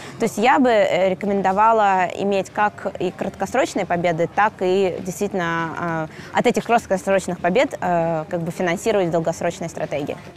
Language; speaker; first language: Russian; native; Russian